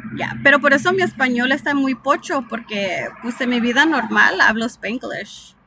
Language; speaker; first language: Spanish; early bilingual, heritage; Spanish